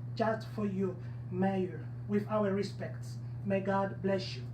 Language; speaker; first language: English; non-native, learner; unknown